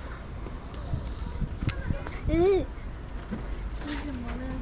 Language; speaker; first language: Chinese; early bilingual, heritage; Chinese